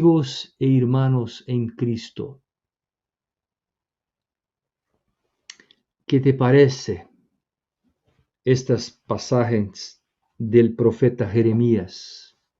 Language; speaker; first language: Spanish; non-native, fluent; Portuguese